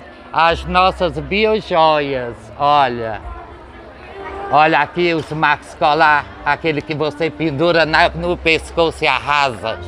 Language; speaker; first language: Portuguese; native; Portuguese